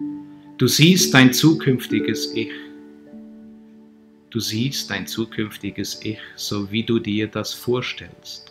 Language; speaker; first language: German; native; German